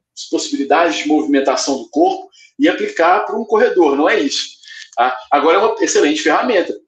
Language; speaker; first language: Portuguese; native; Portuguese